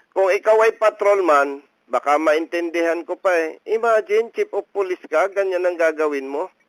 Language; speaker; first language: Filipino; native; Filipino